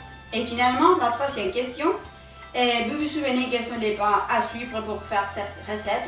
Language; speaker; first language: French; non-native, learner; Spanish